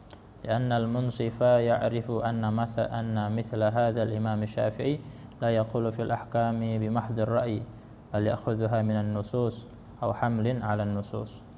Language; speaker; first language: Arabic; non-native, fluent; Indonesian